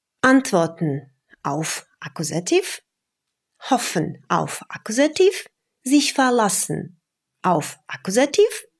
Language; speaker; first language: German; non-native, fluent; Russian